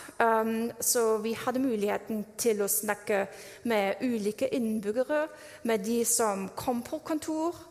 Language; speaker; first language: Norwegian; non-native, fluent; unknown